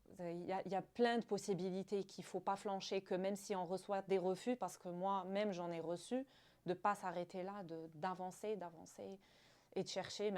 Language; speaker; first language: French; non-native, local second language; Arabic